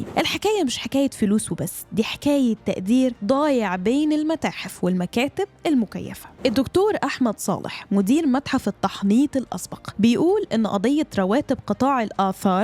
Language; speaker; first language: Arabic; native; Arabic